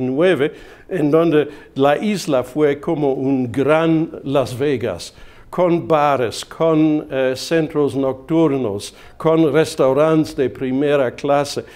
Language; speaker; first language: Spanish; non-native, fluent; German